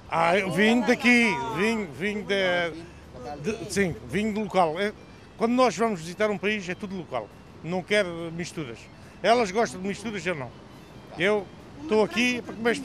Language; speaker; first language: Spanish; non-native, learner; Portuguese